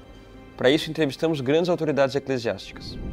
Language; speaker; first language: Portuguese; native; Portuguese